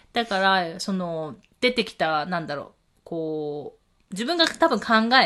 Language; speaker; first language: Japanese; native; Japanese